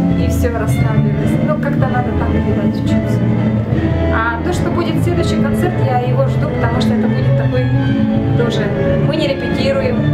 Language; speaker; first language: Russian; non-native, local second language; Yakut